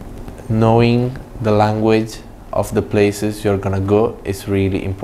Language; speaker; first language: English; non-native, fluent; Italian